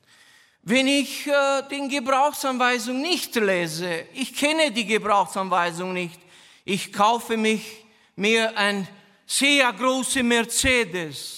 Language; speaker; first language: German; non-native, fluent; Romanian